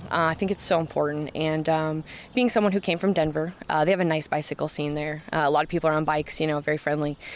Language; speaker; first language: English; native; English